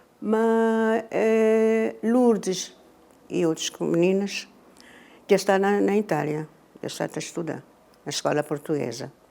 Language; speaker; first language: Portuguese; non-native, local second language; Kabuverdianu